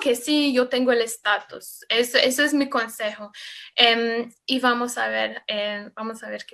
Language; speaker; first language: Spanish; non-native, fluent; English